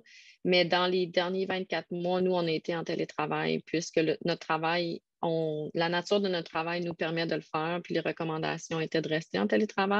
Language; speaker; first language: French; native; French